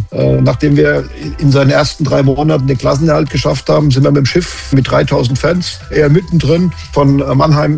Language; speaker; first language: German; native; German